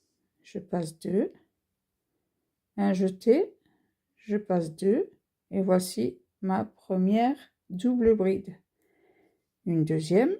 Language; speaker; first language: French; native; French